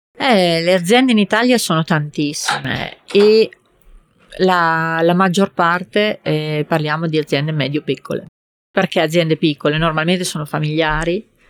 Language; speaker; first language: Italian; native; Italian